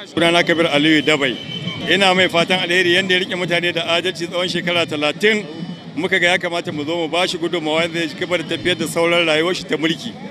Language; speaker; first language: Hausa; native; Hausa